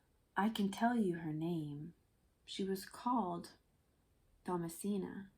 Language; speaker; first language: English; native; English